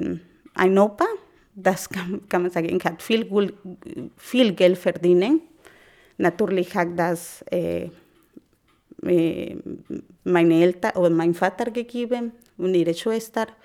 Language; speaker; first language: German; non-native, learner; Spanish